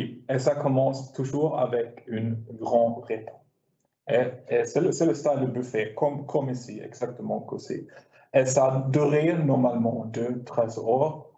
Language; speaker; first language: French; non-native, learner; Swedish